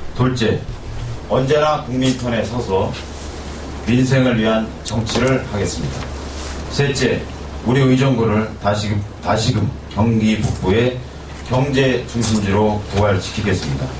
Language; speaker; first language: Korean; native; Korean